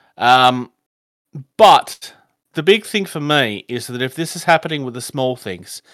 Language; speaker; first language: English; native; English